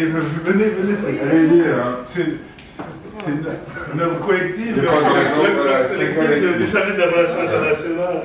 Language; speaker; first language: French; native; French